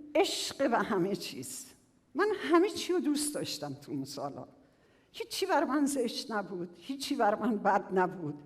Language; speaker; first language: Persian; native; Persian